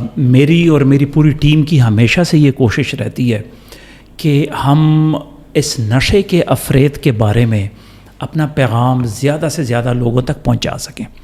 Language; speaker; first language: Urdu; non-native, local second language; Pashto